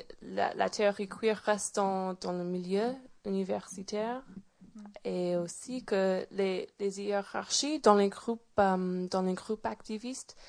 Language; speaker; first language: French; non-native, fluent; English